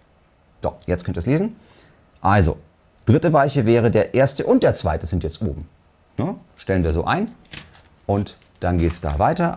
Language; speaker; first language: German; native; German